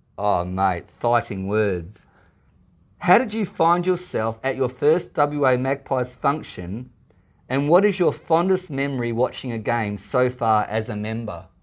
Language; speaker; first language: English; native; English